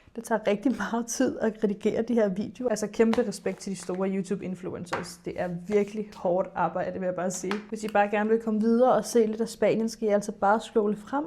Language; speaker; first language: Danish; early bilingual, other home language; Arabic